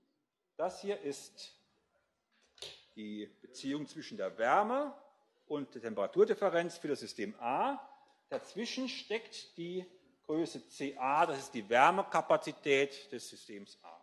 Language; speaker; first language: German; native; German